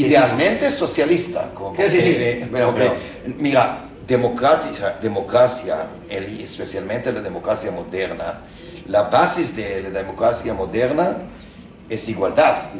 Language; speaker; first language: Spanish; non-native, fluent; Hebrew